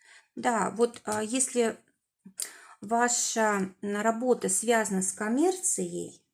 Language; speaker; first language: Russian; native; Russian